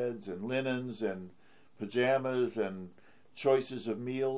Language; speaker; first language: English; native; English